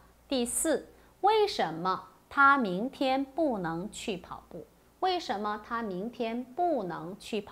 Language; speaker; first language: Chinese; non-native, fluent; Korean